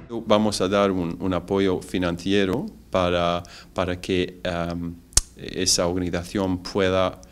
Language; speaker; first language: Spanish; non-native, fluent; English